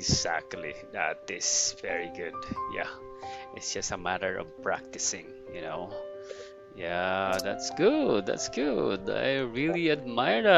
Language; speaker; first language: English; non-native, fluent; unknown